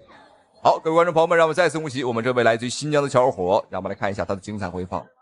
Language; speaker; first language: Chinese; native; Chinese